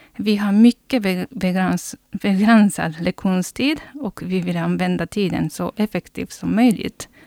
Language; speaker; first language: Swedish; non-native, fluent; Japanese